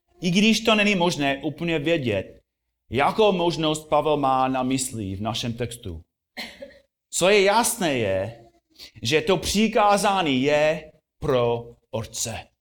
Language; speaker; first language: Czech; non-native, fluent; English